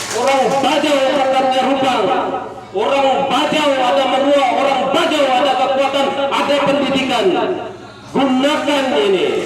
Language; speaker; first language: Malay; non-native, local second language; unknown